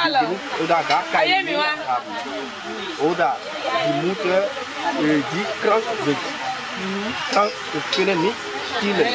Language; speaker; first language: German; non-native, fluent; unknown